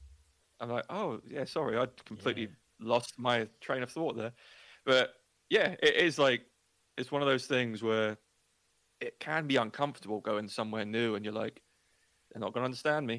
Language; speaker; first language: English; native; English